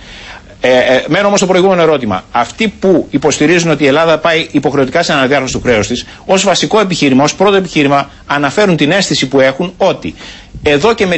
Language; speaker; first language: Greek; native; Greek